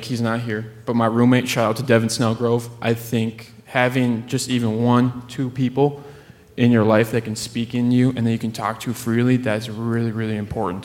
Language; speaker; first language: English; native; English